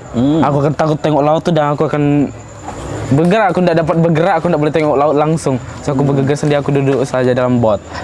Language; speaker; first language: Malay; early bilingual, other home language; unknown